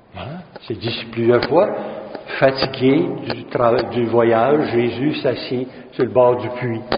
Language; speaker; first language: French; native; French